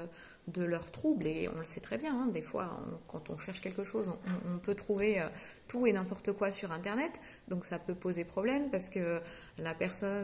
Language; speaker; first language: French; native; French